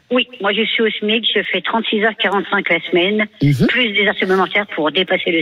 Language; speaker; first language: French; native; French